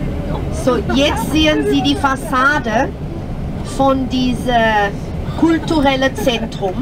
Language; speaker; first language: German; non-native, fluent; Portuguese